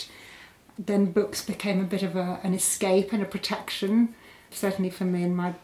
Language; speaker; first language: English; native; English